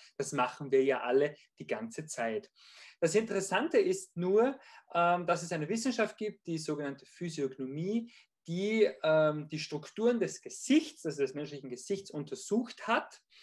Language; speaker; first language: German; native; German